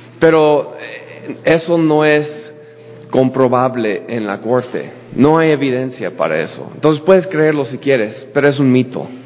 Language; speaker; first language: Spanish; non-native, fluent; English